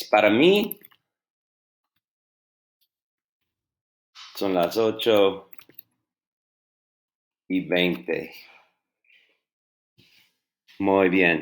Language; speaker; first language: Spanish; non-native, fluent; English